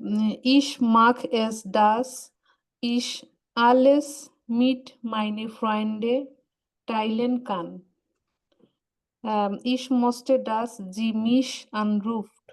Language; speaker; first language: German; non-native, learner; Bangla